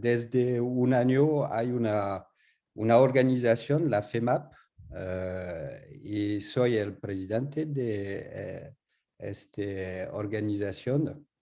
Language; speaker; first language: Spanish; non-native, learner; French